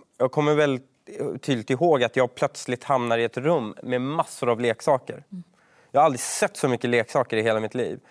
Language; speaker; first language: Swedish; early bilingual, other home language; Persian